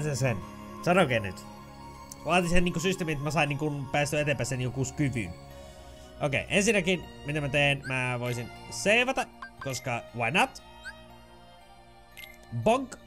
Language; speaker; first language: Finnish; native; Finnish